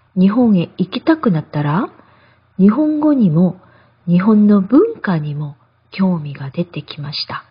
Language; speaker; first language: Japanese; non-native, fluent; Korean